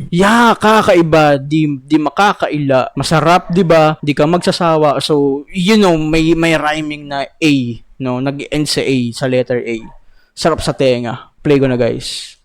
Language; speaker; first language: Filipino; native; Filipino